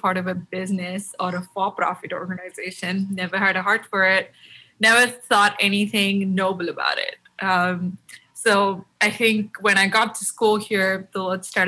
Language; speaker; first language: English; non-native, local second language; Tamil